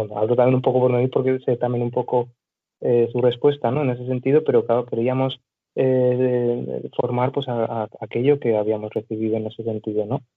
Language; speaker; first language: Spanish; native; Spanish